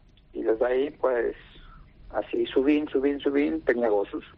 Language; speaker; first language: Catalan; non-native, local second language; Spanish